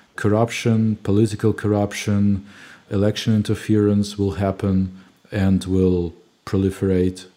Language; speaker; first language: English; non-native, fluent; Ukrainian